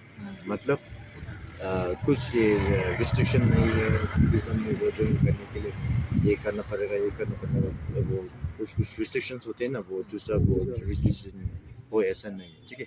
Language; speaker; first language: Hindi; non-native, fluent; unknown